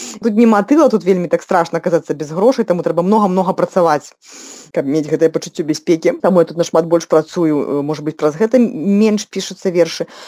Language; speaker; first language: Belarusian; non-native, local second language; Russian